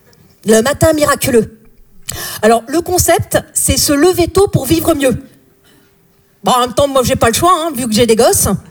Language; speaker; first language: French; native; French